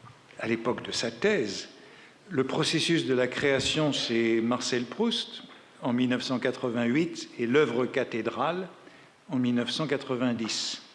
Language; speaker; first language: French; native; French